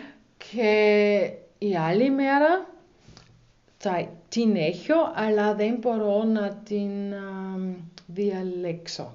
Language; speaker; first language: Greek; non-native, learner; German